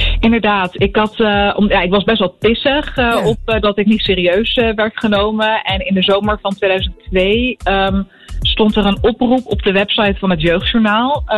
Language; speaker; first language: Dutch; early bilingual, other home language; Arabic